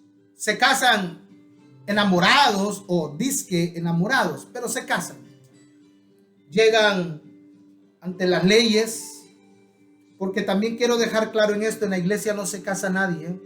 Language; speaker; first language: Spanish; native; Spanish